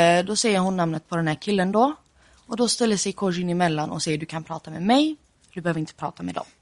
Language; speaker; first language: Swedish; early bilingual, other home language; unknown